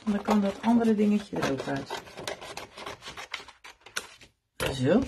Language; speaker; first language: Dutch; native; Dutch